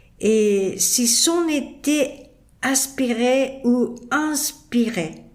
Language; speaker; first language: French; non-native, fluent; Japanese